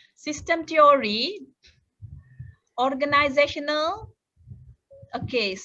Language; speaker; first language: English; non-native, local second language; Malay